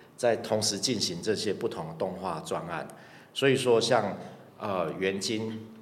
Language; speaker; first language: Chinese; native; Chinese